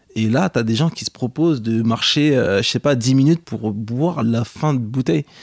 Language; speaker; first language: French; native; French